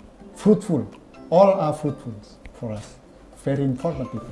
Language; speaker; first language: English; non-native, fluent; Indonesian